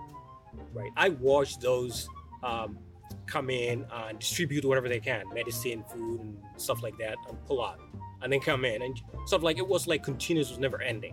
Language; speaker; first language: English; non-native, fluent; Somali